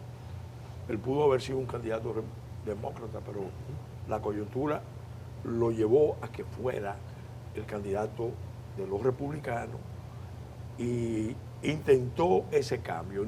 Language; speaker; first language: Spanish; native; Spanish